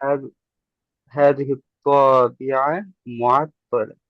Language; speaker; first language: Arabic; non-native, learner; Bangla